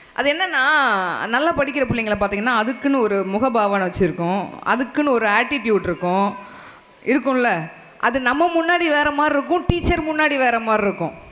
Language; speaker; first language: Tamil; non-native, local second language; Telugu